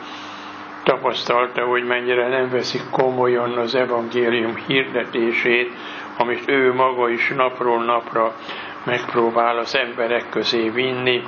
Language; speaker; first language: Hungarian; native; Hungarian